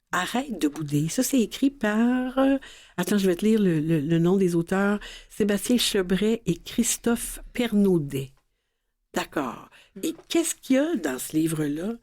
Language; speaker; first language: French; native; French